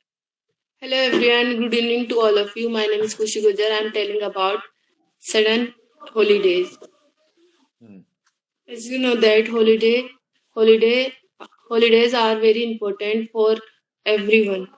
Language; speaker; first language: English; non-native, learner; Hindi